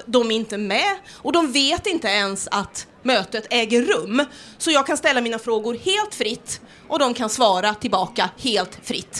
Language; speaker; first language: Swedish; native; Swedish